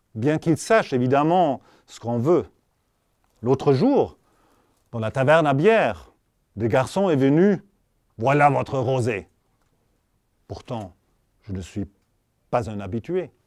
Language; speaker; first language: French; non-native, fluent; German